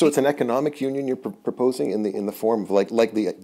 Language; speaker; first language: English; native; English